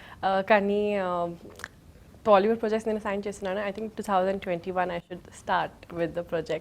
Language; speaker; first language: Telugu; non-native, local second language; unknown